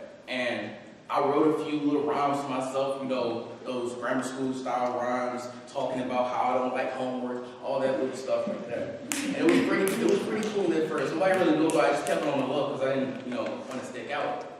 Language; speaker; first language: English; native; English